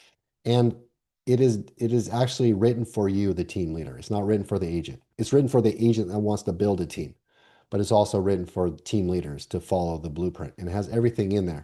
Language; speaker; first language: English; native; English